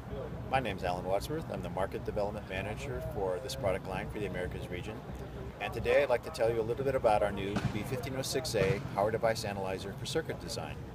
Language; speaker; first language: English; native; English